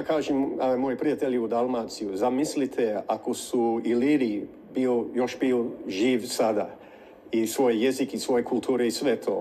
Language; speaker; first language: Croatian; early bilingual, heritage; Croatian